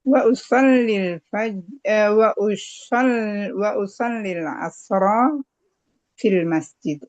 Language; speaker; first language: Arabic; non-native, learner; Indonesian